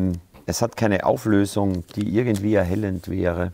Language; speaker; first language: German; native; German